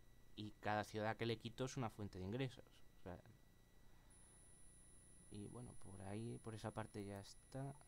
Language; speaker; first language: Spanish; native; Spanish